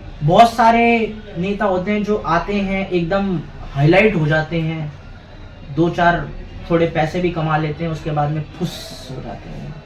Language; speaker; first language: Hindi; native; Hindi